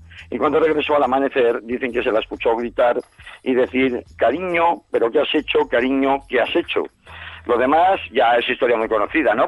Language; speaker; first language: Spanish; native; Spanish